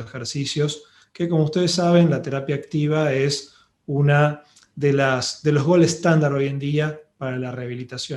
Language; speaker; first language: Spanish; native; Spanish